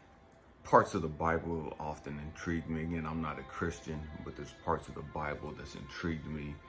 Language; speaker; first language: English; native; English